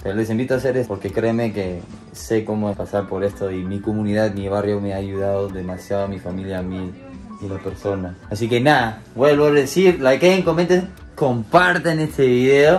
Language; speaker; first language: Spanish; non-native, fluent; English